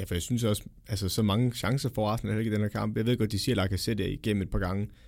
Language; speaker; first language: Danish; native; Danish